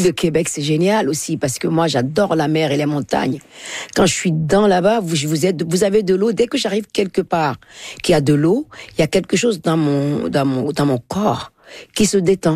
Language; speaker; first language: French; non-native, local second language; Fon